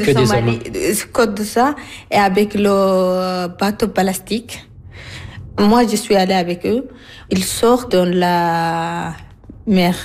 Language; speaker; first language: French; non-native, learner; Arabic